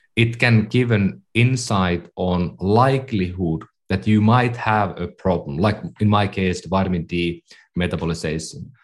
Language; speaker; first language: English; non-native, fluent; Finnish